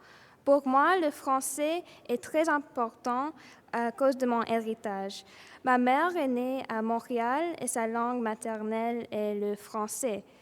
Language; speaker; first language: French; early bilingual, heritage; English